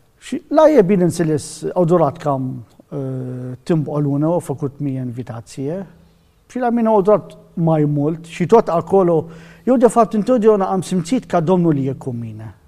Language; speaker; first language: Romanian; non-native, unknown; Arabic